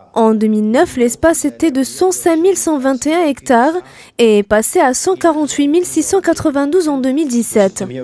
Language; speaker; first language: French; non-native, local second language; Arabic